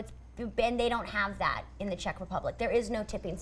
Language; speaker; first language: English; native; English